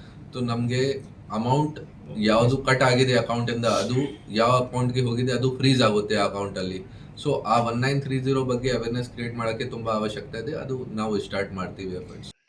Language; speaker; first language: Kannada; non-native, local second language; Hindi